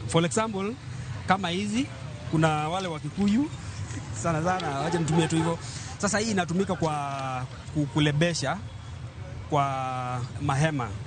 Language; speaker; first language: Swahili; non-native, local second language; Kamba